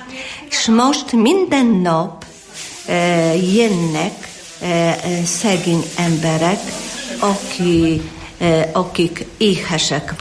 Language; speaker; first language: Hungarian; non-native, learner; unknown